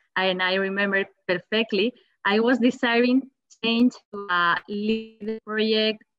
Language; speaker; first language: English; non-native, fluent; Spanish